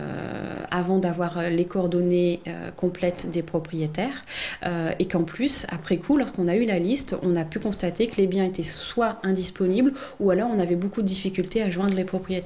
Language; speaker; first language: French; native; French